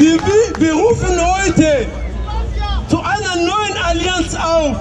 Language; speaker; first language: German; non-native, fluent; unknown